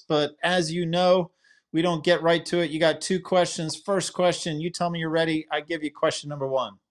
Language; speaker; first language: English; native; English